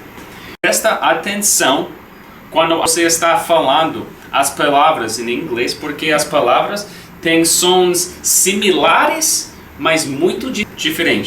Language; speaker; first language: Portuguese; non-native, learner; English